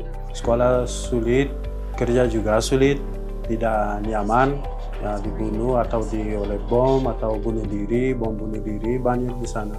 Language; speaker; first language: Indonesian; non-native, learner; Persian